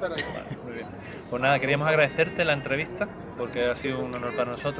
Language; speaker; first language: Spanish; native; Spanish